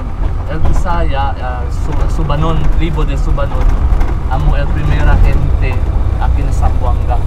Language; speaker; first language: Spanish; non-native, learner; Chavacano